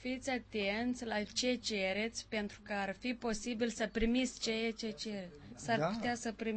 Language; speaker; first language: Romanian; native; Romanian